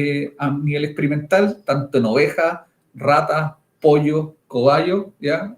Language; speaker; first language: Spanish; native; Spanish